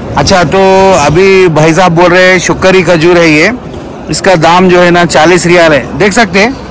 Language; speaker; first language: Hindi; native; Hindi